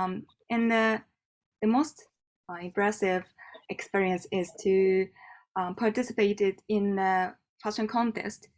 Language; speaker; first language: English; non-native, learner; Japanese